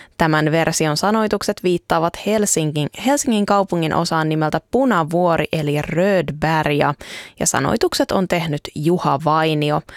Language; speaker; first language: Finnish; native; Finnish